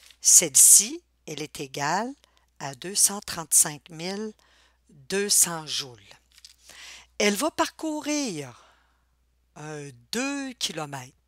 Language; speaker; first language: French; native; French